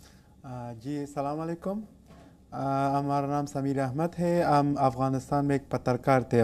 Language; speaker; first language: Hindi; non-native, learner; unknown